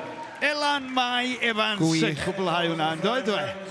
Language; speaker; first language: Welsh; native; Welsh